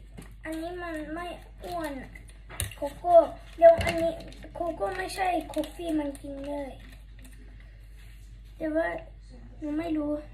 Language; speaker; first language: Thai; early bilingual, heritage; Swedish